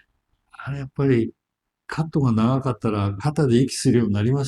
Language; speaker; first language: Japanese; native; Japanese